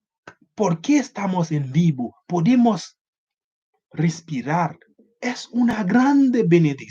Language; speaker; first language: Spanish; non-native, learner; Haitian Creole